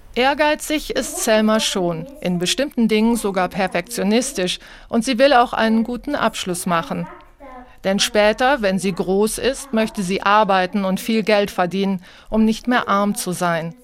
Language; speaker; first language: German; native; German